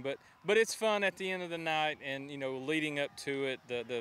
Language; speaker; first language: English; native; English